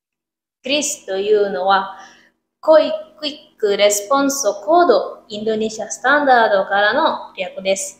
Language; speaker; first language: Japanese; non-native, learner; Indonesian